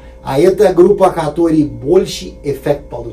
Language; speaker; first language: Russian; non-native, fluent; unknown